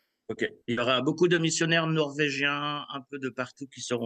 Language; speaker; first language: French; early bilingual, other home language; Kabyle